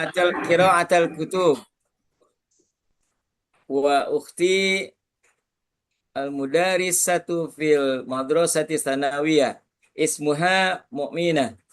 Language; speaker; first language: Arabic; non-native, learner; Indonesian